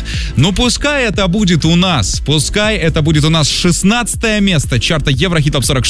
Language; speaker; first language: Russian; native; Russian